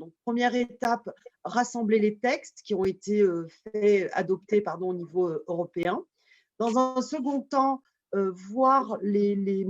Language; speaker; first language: French; native; French